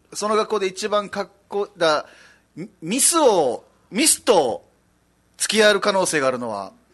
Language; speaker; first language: Japanese; native; Japanese